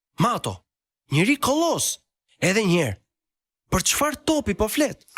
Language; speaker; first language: Albanian; native; Albanian